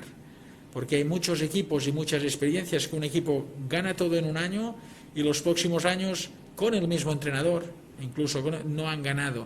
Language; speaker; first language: Spanish; non-native, local second language; Catalan